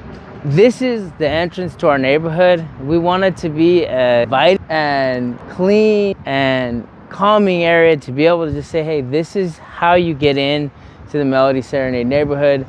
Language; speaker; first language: English; native; English